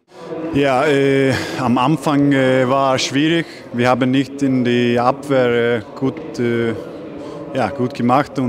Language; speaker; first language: German; non-native, learner; Icelandic